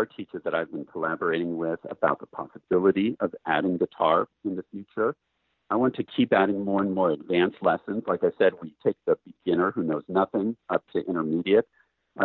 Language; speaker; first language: English; native; English